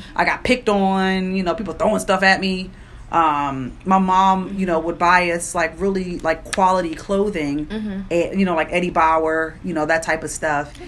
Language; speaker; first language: English; native; English